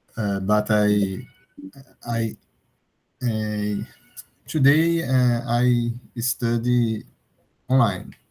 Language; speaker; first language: English; non-native, learner; Portuguese